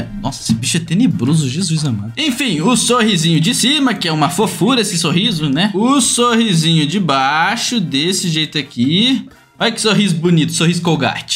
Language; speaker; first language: Portuguese; native; Portuguese